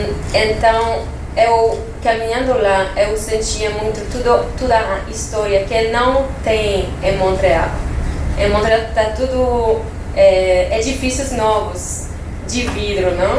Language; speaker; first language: Portuguese; non-native, fluent; French